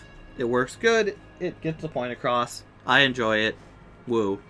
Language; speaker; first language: English; native; English